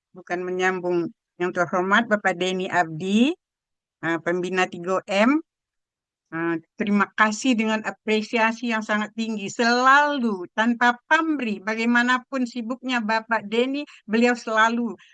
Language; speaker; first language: Indonesian; non-native, local second language; Minangkabau